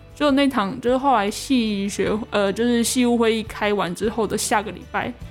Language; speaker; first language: Chinese; native; Chinese